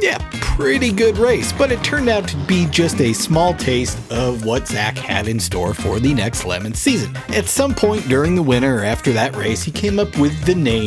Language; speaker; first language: English; native; English